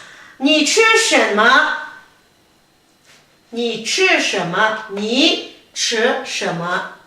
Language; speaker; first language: Chinese; non-native, fluent; Kazakh